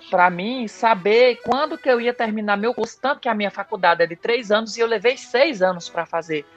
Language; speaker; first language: Portuguese; native; Portuguese